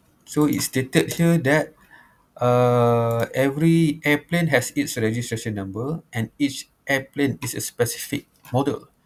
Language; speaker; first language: English; non-native, local second language; Malay